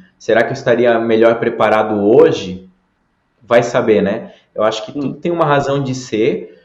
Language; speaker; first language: Portuguese; native; Portuguese